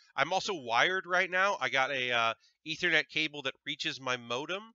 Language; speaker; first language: English; native; English